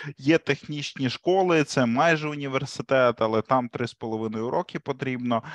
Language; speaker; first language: Ukrainian; native; Ukrainian